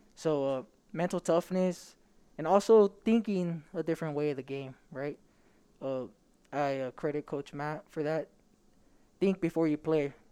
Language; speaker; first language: English; native; English